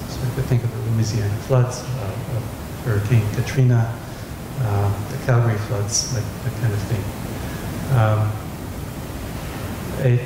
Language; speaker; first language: English; native; English